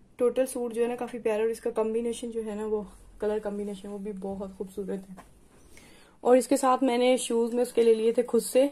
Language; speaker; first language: Hindi; native; Hindi